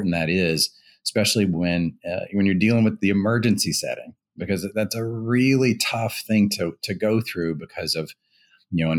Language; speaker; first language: English; native; English